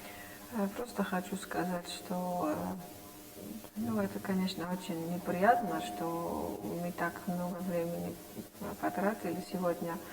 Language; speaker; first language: Russian; non-native, fluent; Dutch